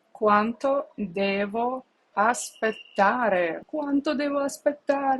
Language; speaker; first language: Italian; non-native, fluent; Ukrainian